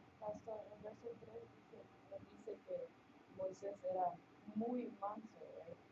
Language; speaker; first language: Spanish; early bilingual, heritage; Spanish